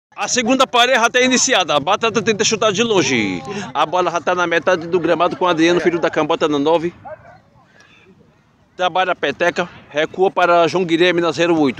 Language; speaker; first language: Portuguese; native; Portuguese